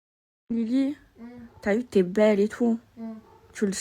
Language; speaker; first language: French; native; French